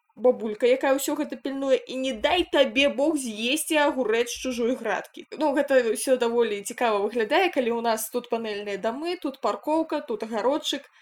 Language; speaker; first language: Belarusian; non-native, local second language; Russian